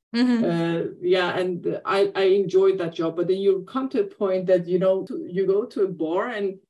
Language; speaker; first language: English; non-native, fluent; Persian